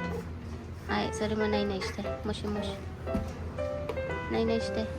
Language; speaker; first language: Japanese; non-native, fluent; Filipino